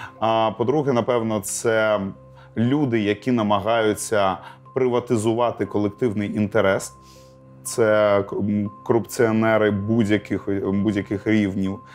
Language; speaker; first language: Ukrainian; non-native, local second language; Russian